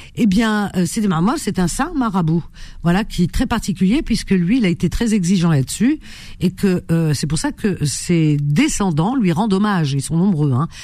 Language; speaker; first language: French; early bilingual, other home language; Arabic